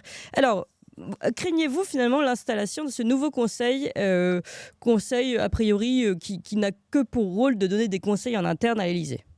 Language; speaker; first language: French; native; French